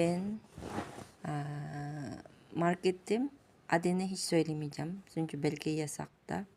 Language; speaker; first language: Turkish; non-native, learner; Filipino